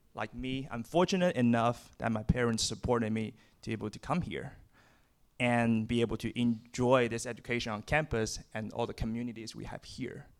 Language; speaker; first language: English; non-native, fluent; Chinese